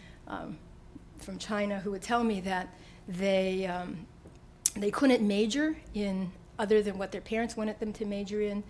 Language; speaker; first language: English; native; English